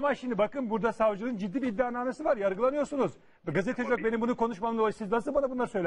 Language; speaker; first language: Turkish; native; Turkish